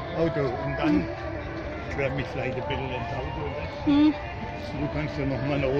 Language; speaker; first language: German; native; German